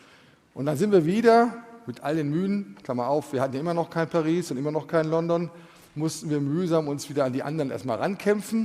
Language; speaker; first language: German; native; German